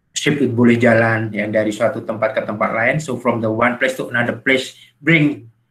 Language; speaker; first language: English; non-native, learner; Indonesian